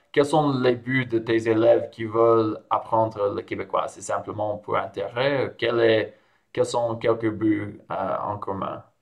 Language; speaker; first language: French; non-native, fluent; English